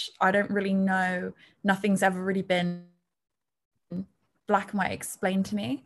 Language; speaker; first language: English; native; English